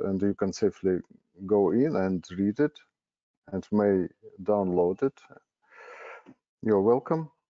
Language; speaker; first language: English; non-native, learner; Russian